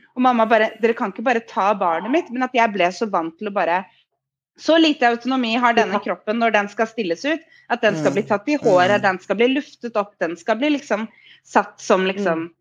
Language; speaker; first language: Norwegian; native; Norwegian